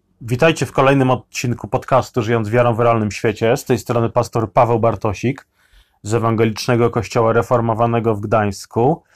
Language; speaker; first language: Polish; native; Polish